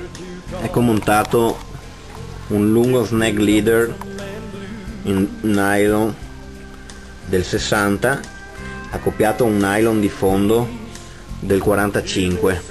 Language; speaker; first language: Italian; native; Italian